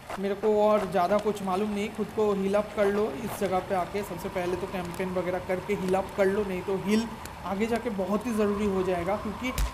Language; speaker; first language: Hindi; native; Hindi